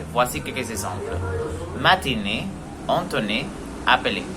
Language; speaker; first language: French; non-native, learner; Spanish